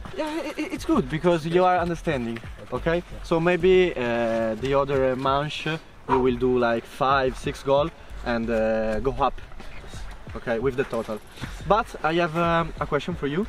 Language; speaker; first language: English; non-native, learner; Italian